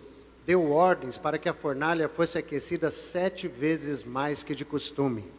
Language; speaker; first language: Portuguese; native; Portuguese